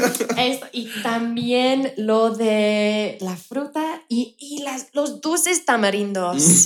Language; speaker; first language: Spanish; non-native, fluent; English